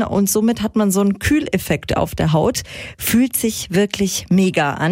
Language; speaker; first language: German; native; German